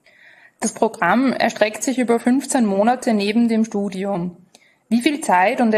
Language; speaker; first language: German; native; German